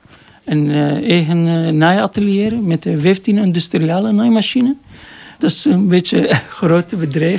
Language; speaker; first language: Dutch; non-native, learner; Arabic